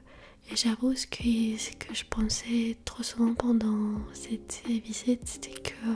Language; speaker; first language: French; non-native, fluent; Armenian